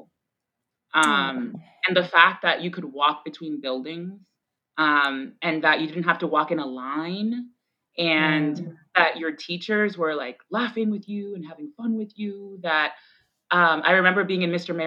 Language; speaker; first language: English; early bilingual, other home language; Spanish